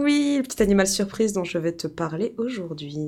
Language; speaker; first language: French; native; French